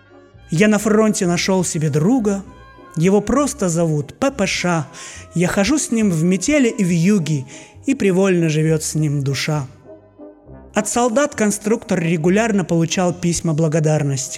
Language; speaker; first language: Russian; native; Russian